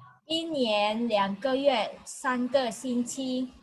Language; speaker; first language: Chinese; non-native, learner; Indonesian